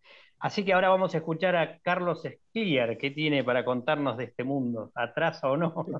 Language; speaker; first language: Spanish; native; Spanish